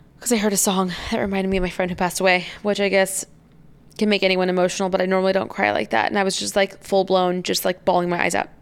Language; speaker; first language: English; native; English